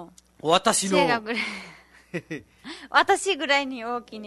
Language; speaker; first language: Japanese; non-native, learner; Nepali